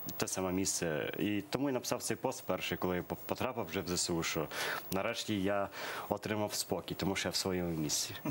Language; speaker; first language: Ukrainian; early bilingual, other home language; Persian